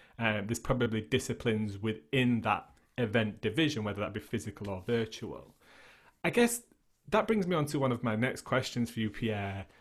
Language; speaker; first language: English; native; English